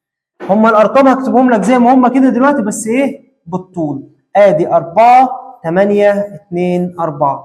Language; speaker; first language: Arabic; native; Arabic